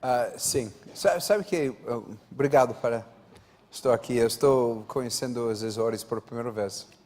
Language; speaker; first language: Portuguese; non-native, fluent; English